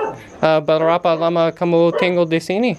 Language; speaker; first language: Indonesian; non-native, learner; English